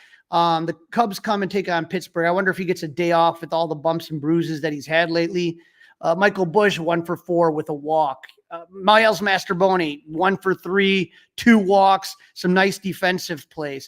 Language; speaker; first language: English; native; English